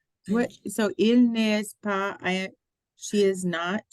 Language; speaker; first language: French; non-native, learner; English